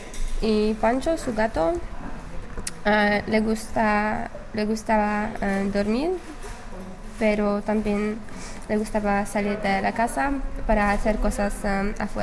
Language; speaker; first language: Spanish; non-native, fluent; English